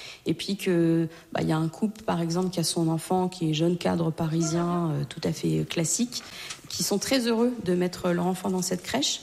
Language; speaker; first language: French; native; French